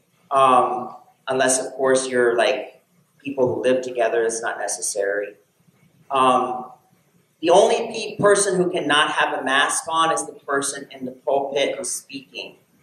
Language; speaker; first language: English; native; English